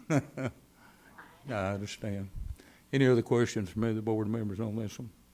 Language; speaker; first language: English; native; English